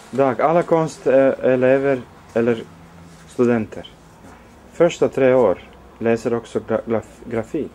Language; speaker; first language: Swedish; non-native, fluent; Croatian